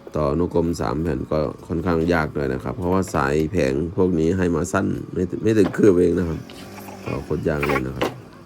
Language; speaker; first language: Thai; native; Thai